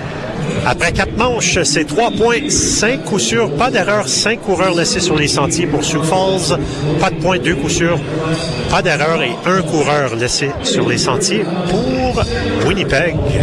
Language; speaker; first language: French; native; French